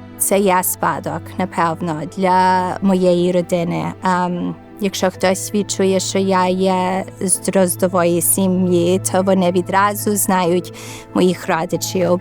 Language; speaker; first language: Ukrainian; early bilingual, heritage; Ukrainian